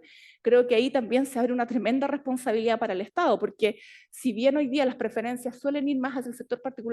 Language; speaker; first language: Spanish; native; Spanish